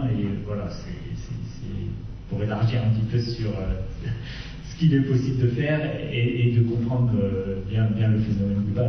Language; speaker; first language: French; native; French